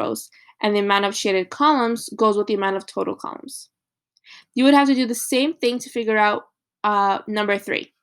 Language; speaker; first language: English; native; English